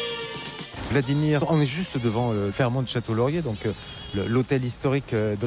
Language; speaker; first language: French; native; French